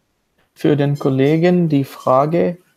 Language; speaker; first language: German; non-native, learner; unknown